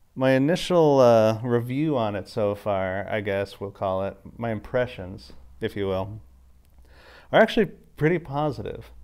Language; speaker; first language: English; native; English